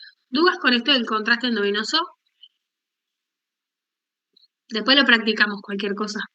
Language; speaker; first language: Spanish; native; Spanish